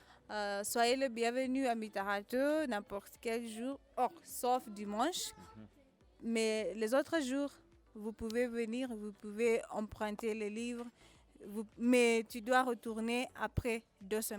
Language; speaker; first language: French; non-native, fluent; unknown